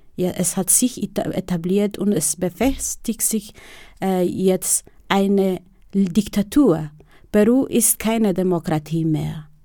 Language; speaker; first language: German; non-native, fluent; Spanish